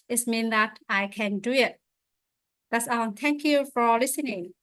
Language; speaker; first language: English; non-native, learner; Vietnamese